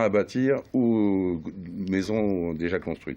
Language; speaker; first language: French; native; French